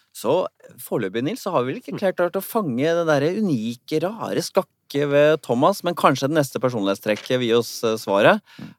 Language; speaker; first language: Norwegian; native; Norwegian